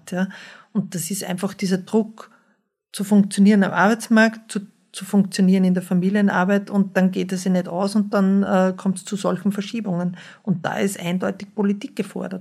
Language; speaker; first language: German; native; German